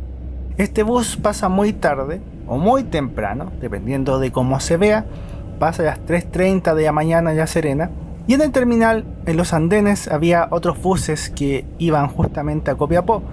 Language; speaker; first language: Spanish; native; Spanish